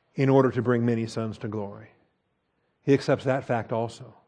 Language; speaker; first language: English; native; English